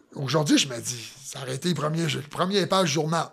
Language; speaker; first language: French; native; French